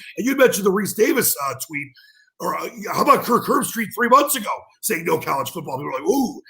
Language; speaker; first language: English; native; English